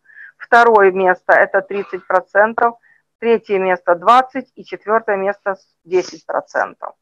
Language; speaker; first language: Russian; native; Russian